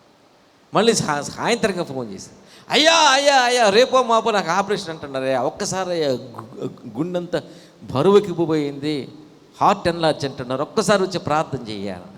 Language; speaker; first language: Telugu; native; Telugu